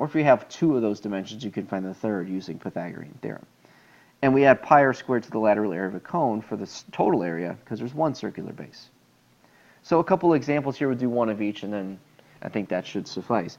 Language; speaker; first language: English; native; English